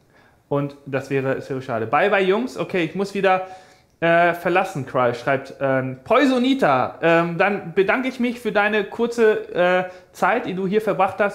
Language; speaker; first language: German; native; German